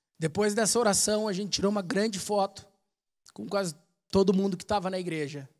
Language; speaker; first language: Portuguese; native; Portuguese